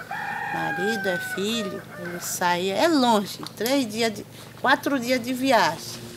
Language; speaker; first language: Portuguese; non-native, local second language; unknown